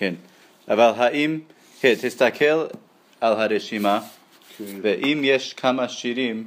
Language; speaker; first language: Hebrew; non-native, learner; English